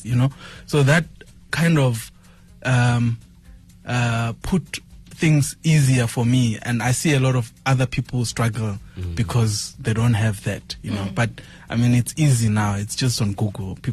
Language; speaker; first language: English; non-native, local second language; Venda